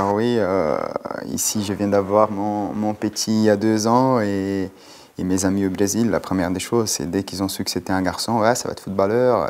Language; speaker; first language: French; non-native, fluent; Portuguese